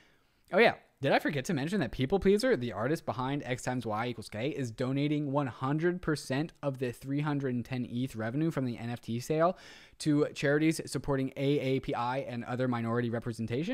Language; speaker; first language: English; native; English